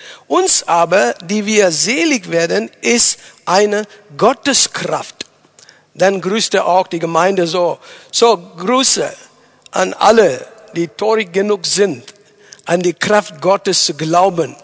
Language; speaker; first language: German; non-native, fluent; Tamil